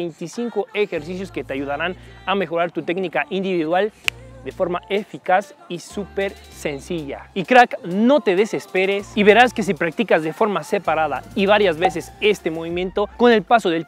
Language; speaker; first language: Spanish; native; Spanish